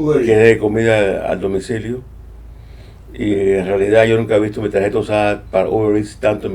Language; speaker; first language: Spanish; native; Spanish